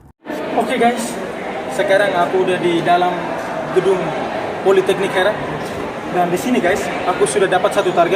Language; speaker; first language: Indonesian; non-native, local second language; Tetum